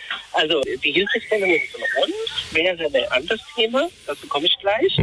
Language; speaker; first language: German; non-native, fluent; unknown